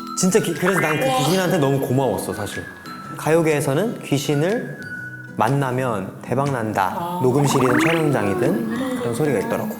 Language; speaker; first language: Korean; native; Korean